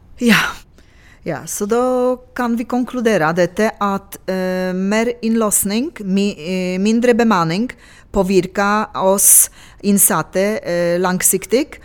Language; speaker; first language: Norwegian; non-native, fluent; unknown